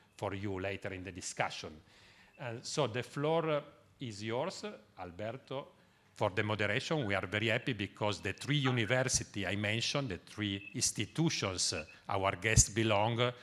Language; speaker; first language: English; non-native, fluent; Italian